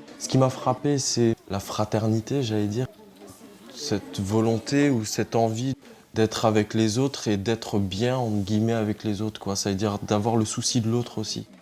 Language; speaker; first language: French; early bilingual, other home language; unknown